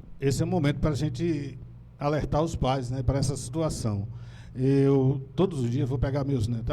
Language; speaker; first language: Portuguese; native; Portuguese